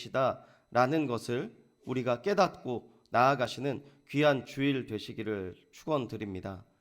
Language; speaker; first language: Korean; native; Korean